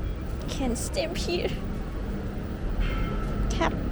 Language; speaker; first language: English; non-native, learner; Thai